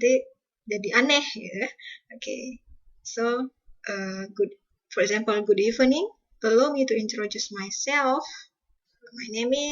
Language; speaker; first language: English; non-native, fluent; Indonesian